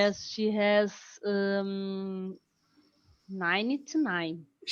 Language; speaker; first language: English; non-native, learner; Portuguese